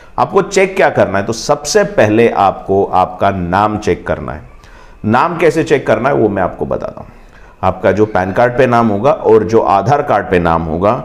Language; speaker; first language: Hindi; non-native, local second language; Marathi